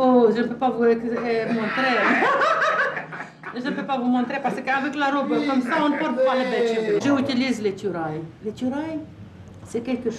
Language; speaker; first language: French; non-native, fluent; Russian